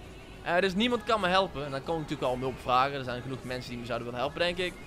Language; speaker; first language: Dutch; native; Dutch